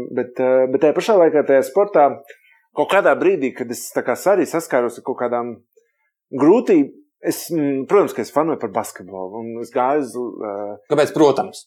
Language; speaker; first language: Latvian; native; Latvian